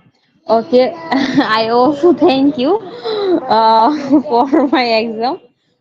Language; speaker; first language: English; non-native, learner; Bangla